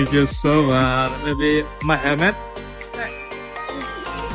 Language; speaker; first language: English; non-native, learner; Indonesian